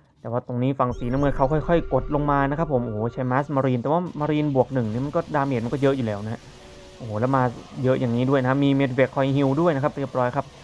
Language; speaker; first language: Thai; native; Thai